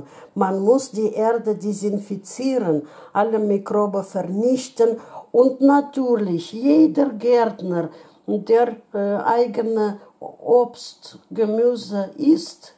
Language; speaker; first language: German; non-native, fluent; Russian